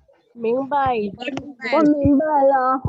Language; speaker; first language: Chinese; non-native, learner; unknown